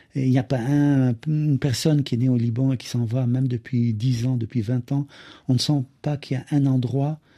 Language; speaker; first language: French; native; French